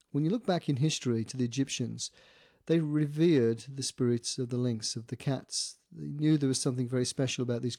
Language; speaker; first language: English; native; English